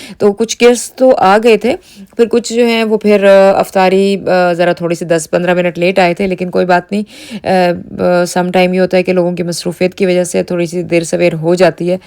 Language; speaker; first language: Urdu; native; Urdu